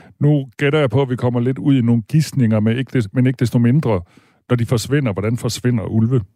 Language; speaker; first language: Danish; native; Danish